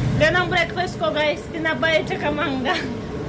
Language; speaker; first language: Filipino; non-native, learner; Russian